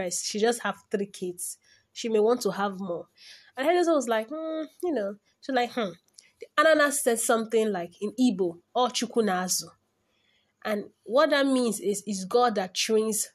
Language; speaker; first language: English; non-native, local second language; Igbo